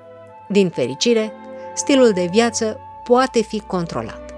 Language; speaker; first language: Romanian; native; Romanian